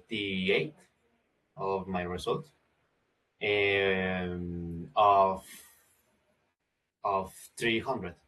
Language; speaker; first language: English; non-native, learner; Spanish